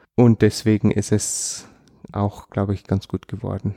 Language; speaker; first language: German; native; German